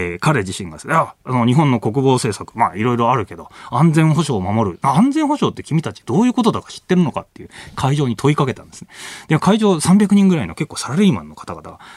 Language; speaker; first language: Japanese; native; Japanese